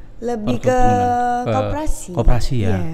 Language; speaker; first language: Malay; non-native, local second language; Javanese